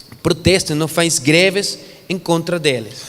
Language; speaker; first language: Portuguese; non-native, fluent; Spanish